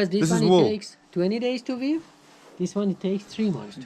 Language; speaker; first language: English; non-native, fluent; Persian